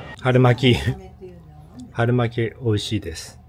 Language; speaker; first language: Japanese; native; Japanese